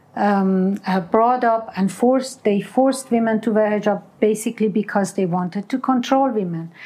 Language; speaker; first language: English; non-native, fluent; Persian